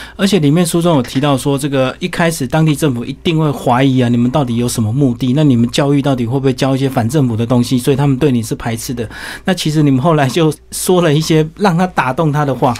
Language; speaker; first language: Chinese; native; Chinese